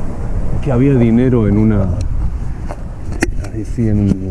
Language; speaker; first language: Spanish; native; Spanish